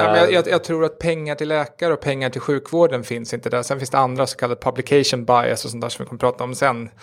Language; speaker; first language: Swedish; native; Swedish